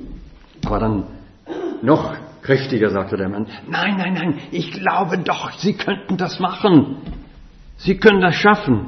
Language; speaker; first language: German; non-native, fluent; English